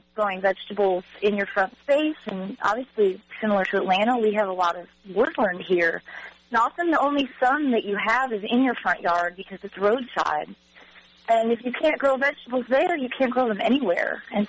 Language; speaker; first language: English; native; English